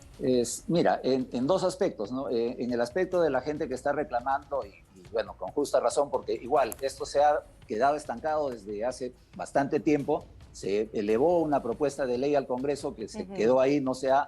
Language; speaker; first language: Spanish; native; Spanish